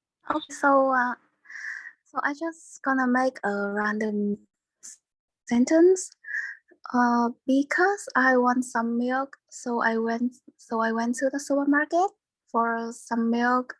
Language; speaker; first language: English; non-native, learner; Vietnamese